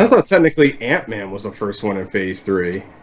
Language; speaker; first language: English; native; English